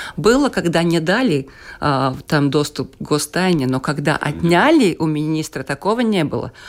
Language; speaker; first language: Russian; non-native, local second language; Latvian